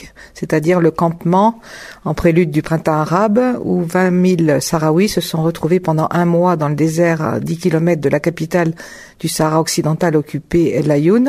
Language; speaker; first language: French; native; French